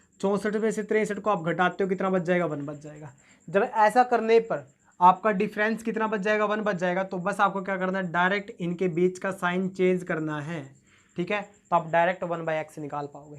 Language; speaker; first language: Hindi; native; Hindi